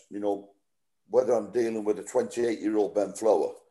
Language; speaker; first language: English; native; English